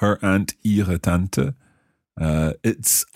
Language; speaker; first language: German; non-native, learner; English